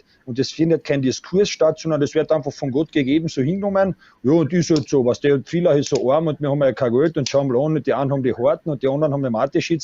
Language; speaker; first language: German; native; German